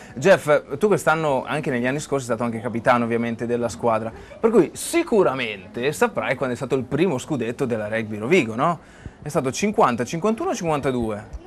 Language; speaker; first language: Italian; native; Italian